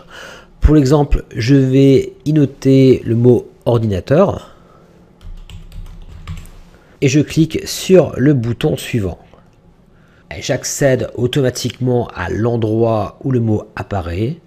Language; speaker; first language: French; native; French